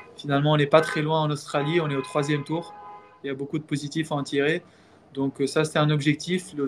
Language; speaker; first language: French; non-native, local second language; Arabic